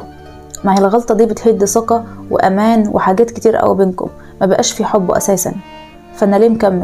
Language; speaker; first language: Arabic; native; Arabic